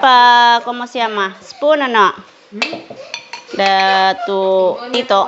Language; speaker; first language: Spanish; non-native, learner; Indonesian